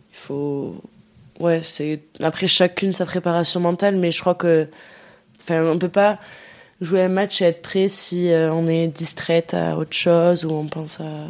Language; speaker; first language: French; early bilingual, other home language; Dutch